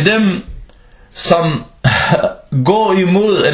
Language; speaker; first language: Danish; early bilingual, other home language; Arabic